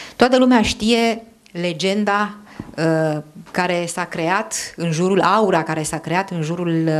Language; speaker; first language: Romanian; native; Romanian